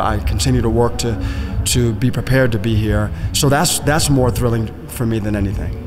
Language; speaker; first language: English; native; English